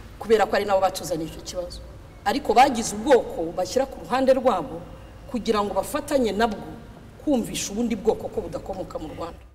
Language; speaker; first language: Kinyarwanda; native; Kinyarwanda